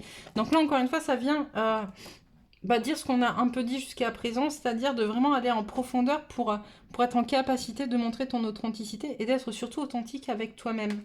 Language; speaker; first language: French; native; French